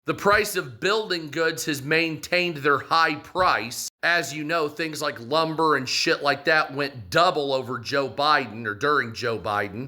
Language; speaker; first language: English; native; English